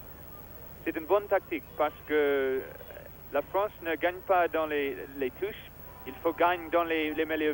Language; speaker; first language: French; non-native, fluent; English